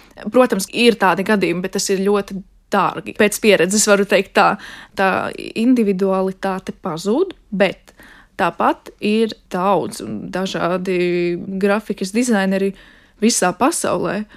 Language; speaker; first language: Latvian; non-native, fluent; Russian